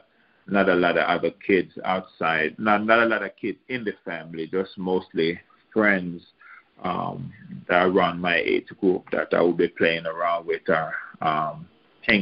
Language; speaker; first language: English; non-native, local second language; Jamaican Creole English